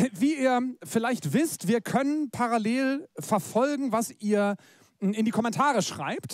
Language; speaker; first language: German; native; German